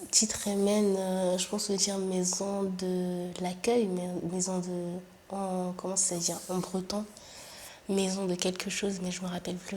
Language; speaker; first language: French; non-native, local second language; Sango